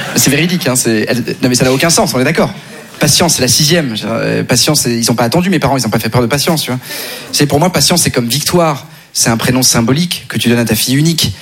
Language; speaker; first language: French; native; French